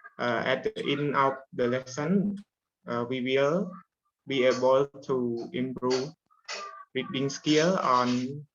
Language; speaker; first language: English; non-native, learner; Khmer